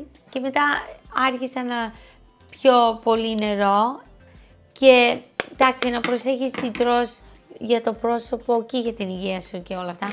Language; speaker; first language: Greek; early bilingual, heritage; English